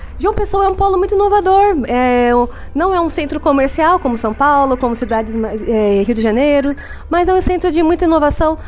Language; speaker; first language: Portuguese; native; Portuguese